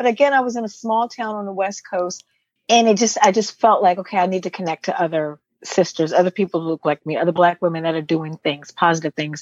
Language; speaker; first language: English; native; English